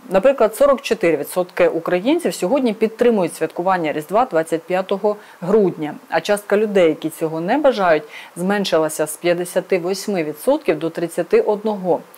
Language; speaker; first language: Ukrainian; native; Ukrainian